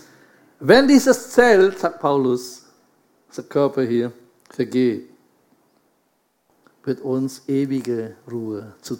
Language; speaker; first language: German; non-native, fluent; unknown